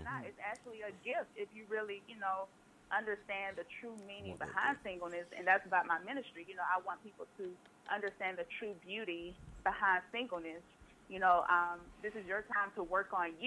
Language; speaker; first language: English; native; English